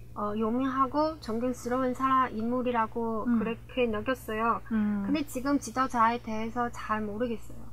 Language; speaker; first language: Korean; early bilingual, heritage; Korean